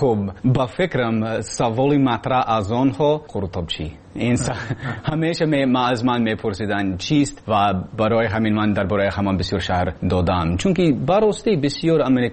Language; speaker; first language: Persian; non-native, learner; English